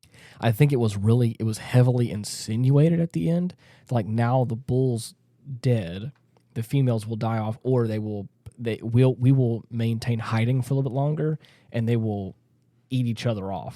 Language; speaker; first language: English; native; English